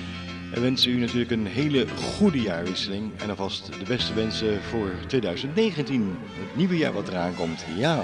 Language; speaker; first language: Dutch; native; Dutch